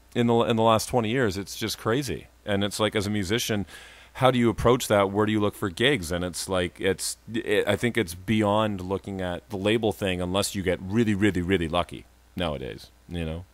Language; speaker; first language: English; native; English